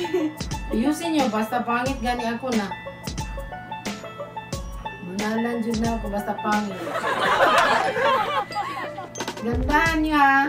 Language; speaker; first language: Filipino; non-native, local second language; Cebuano